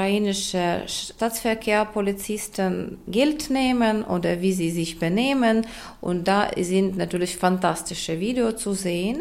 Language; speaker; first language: German; non-native, fluent; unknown